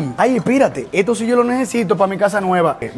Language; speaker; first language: Spanish; native; Spanish